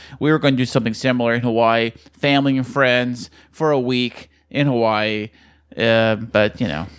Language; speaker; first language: English; native; English